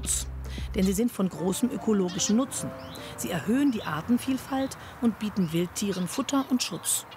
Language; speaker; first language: German; native; German